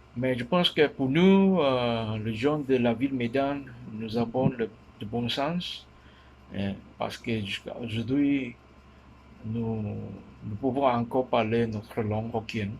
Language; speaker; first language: French; non-native, learner; Min Nan Chinese